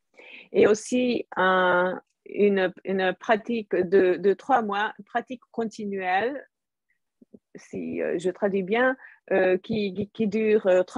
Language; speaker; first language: French; non-native, fluent; Hungarian